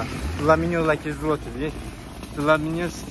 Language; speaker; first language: Polish; non-native, learner; Turkish